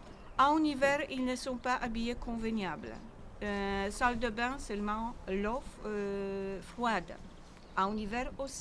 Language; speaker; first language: French; non-native, learner; Polish